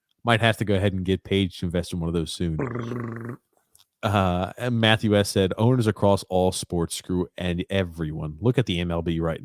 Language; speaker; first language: English; native; English